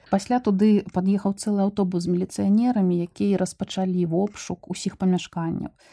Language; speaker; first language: Belarusian; non-native, local second language; Russian